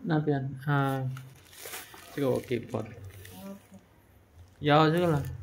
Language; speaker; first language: Chinese; non-native, learner; Indonesian